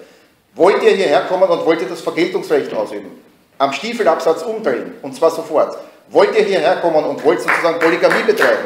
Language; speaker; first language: German; native; German